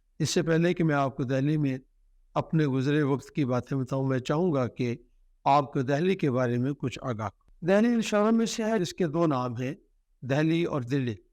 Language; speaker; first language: Urdu; non-native, local second language; Punjabi